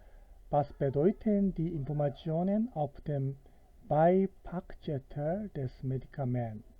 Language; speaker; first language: German; non-native, fluent; Korean